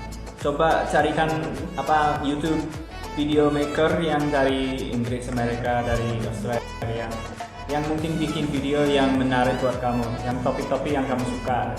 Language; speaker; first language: Indonesian; non-native, fluent; English